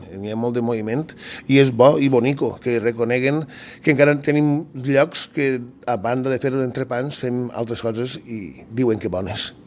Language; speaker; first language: Catalan; native; Catalan